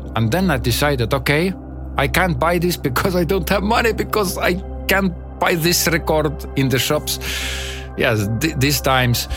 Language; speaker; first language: English; non-native, learner; Estonian